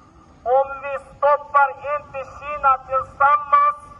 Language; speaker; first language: Swedish; non-native, learner; Uyghur